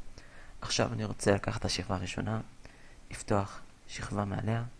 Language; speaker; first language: Hebrew; native; Hebrew